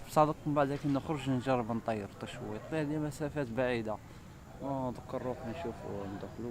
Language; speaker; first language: Arabic; native; Arabic